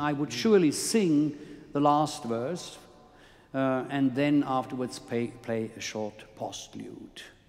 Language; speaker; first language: English; non-native, fluent; German